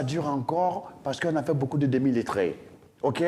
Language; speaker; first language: French; non-native, local second language; Dyula